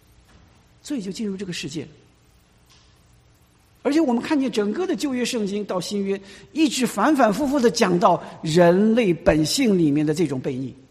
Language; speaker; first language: Chinese; native; Chinese